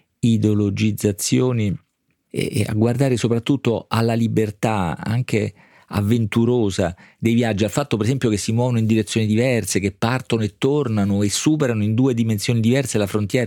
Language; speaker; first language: Italian; native; Italian